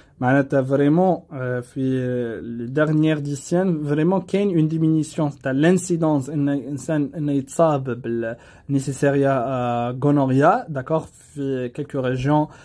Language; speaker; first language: French; non-native, local second language; Arabic